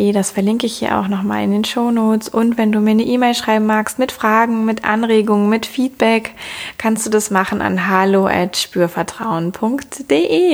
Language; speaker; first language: German; native; German